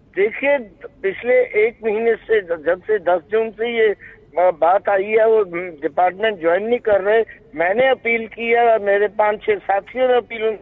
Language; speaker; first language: Hindi; non-native, local second language; Punjabi